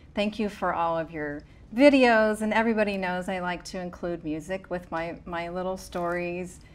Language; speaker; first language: English; native; English